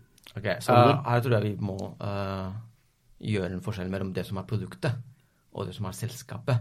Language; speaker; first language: Norwegian; non-native, fluent; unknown